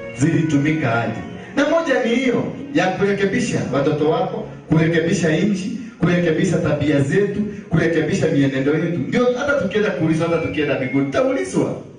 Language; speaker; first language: Swahili; non-native, local second language; Kikuyu